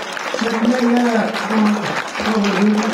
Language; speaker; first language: French; non-native, learner; English